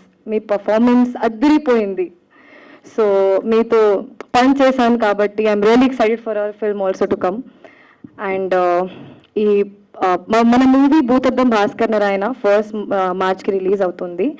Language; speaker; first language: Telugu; non-native, fluent; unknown